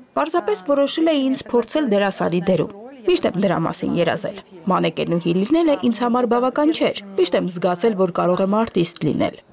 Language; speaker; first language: Armenian; early bilingual, heritage; Armenian